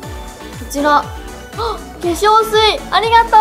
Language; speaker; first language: Japanese; native; Japanese